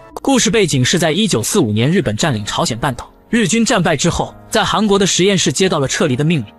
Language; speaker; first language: Chinese; native; Chinese